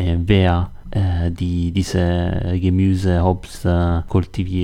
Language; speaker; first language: German; non-native, learner; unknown